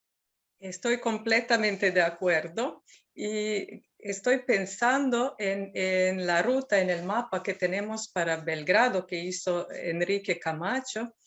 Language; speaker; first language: Spanish; non-native, fluent; Serbian